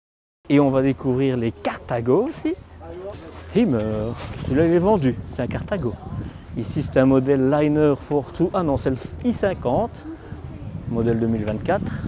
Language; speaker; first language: French; native; French